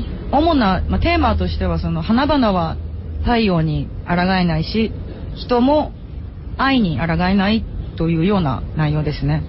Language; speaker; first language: Japanese; early bilingual, heritage; Japanese